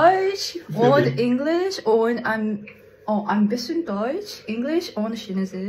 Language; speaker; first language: German; non-native, learner; Chinese